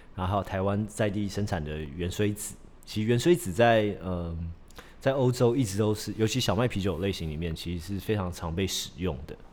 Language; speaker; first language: Chinese; early bilingual, heritage; Chinese